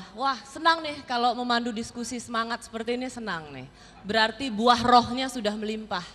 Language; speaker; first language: Indonesian; native; Indonesian